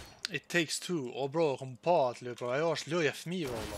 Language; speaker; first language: English; non-native, learner; Albanian